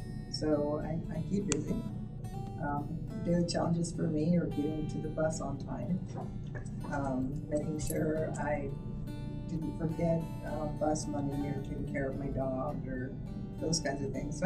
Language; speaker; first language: English; native; English